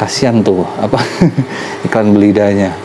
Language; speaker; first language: Indonesian; native; Indonesian